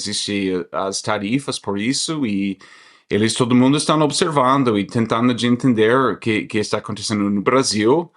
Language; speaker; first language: Portuguese; non-native, fluent; English